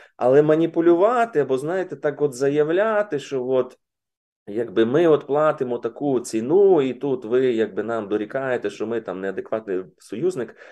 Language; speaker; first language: Ukrainian; native; Ukrainian